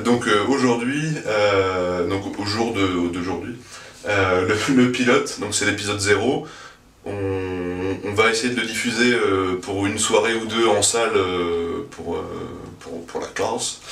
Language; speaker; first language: French; native; French